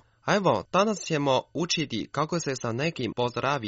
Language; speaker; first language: Croatian; non-native, fluent; Chinese